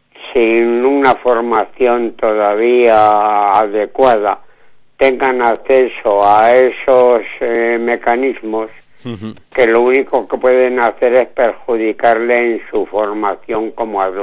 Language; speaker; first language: Spanish; native; Spanish